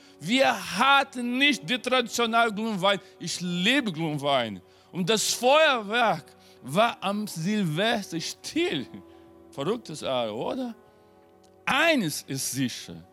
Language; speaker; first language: German; non-native, fluent; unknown